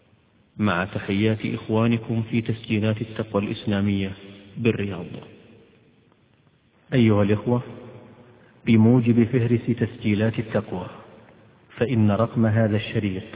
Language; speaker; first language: Arabic; native; Arabic